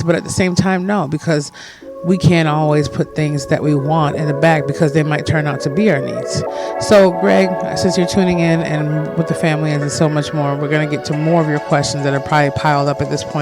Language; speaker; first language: English; native; English